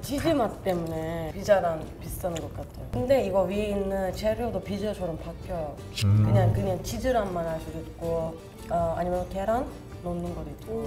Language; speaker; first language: Korean; non-native, fluent; Turkish